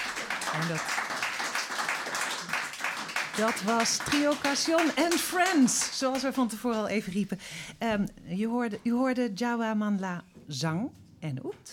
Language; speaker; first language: Dutch; native; Dutch